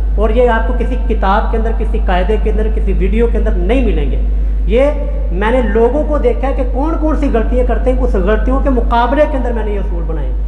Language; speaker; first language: Urdu; non-native, local second language; Punjabi